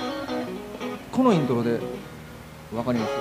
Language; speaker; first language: Japanese; native; Japanese